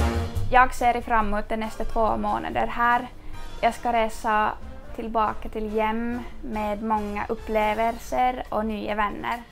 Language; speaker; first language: Swedish; non-native, fluent; Finnish